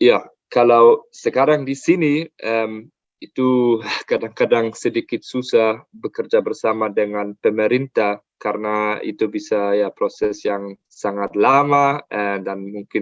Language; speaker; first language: Indonesian; non-native, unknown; German